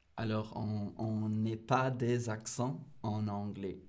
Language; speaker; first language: French; non-native, fluent; English